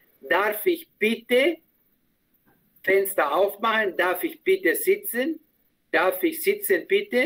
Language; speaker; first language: German; non-native, fluent; Spanish